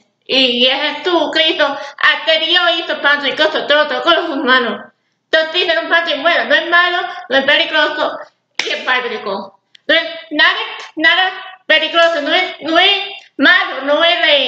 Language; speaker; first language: Spanish; early bilingual, heritage; English